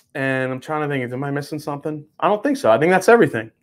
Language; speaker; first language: English; native; English